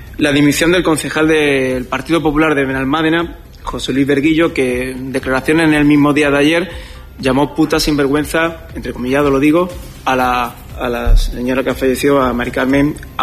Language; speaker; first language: Spanish; native; Spanish